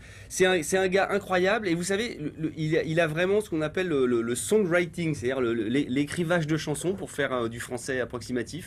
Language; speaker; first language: French; native; French